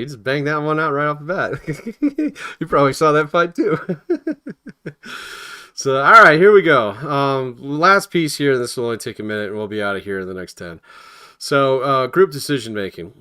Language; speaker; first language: English; native; English